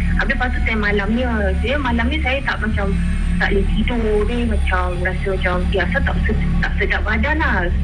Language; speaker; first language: Malay; native; Malay